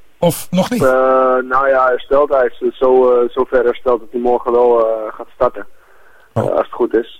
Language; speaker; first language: Dutch; native; Dutch